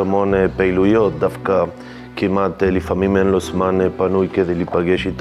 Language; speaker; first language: Hebrew; native; Hebrew